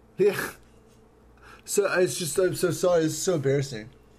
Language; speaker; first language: English; native; English